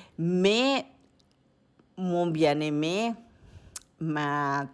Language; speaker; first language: French; non-native, fluent; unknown